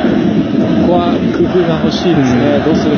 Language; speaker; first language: Japanese; native; Japanese